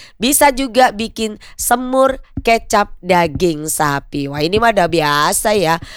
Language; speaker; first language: Indonesian; native; Indonesian